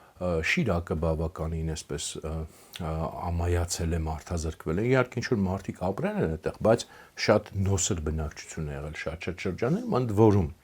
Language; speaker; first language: Armenian; native; Armenian